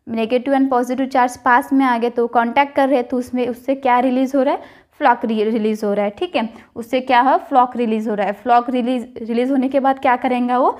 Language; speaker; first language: Hindi; non-native, local second language; Marathi